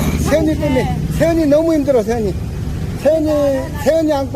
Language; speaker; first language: Korean; native; Korean